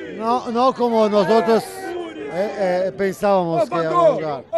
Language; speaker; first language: Spanish; non-native, local second language; Portuguese